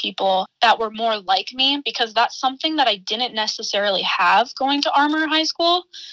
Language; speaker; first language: English; native; English